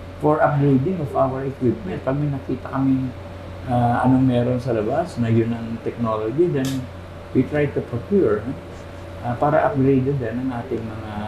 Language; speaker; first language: Filipino; non-native, local second language; Bikol